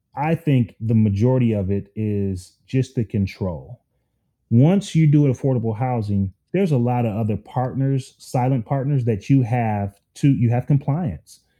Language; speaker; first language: English; native; English